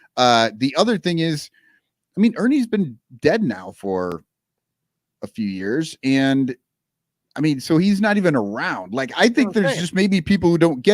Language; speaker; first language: English; native; English